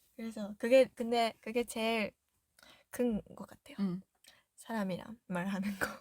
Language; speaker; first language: Korean; non-native, learner; Japanese